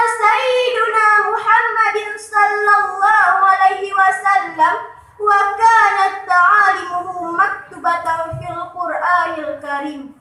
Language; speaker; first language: Arabic; non-native, learner; Achinese